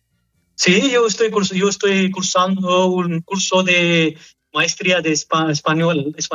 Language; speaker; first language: Spanish; non-native, learner; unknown